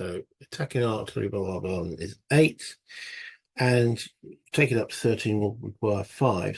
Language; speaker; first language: English; native; English